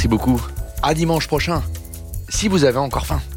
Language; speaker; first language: French; native; French